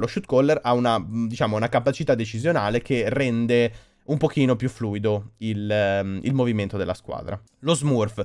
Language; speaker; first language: Italian; native; Italian